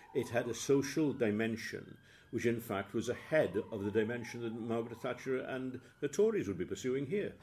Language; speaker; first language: English; native; English